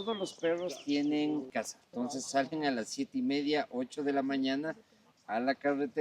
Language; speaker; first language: Spanish; native; Spanish